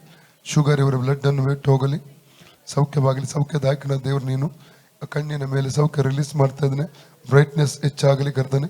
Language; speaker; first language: Kannada; non-native, local second language; Tulu